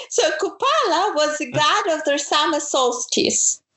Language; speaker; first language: English; non-native, fluent; Ukrainian